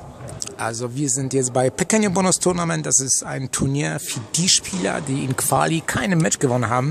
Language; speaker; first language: German; non-native, fluent; Polish